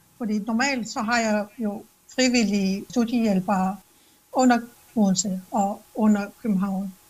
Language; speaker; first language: Danish; non-native, local second language; Kalaallisut